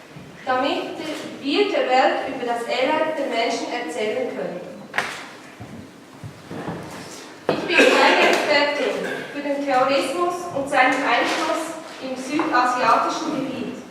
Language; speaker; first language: German; non-native, fluent; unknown